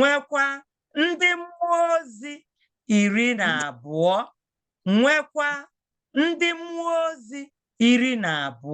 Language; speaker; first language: Igbo; native; Igbo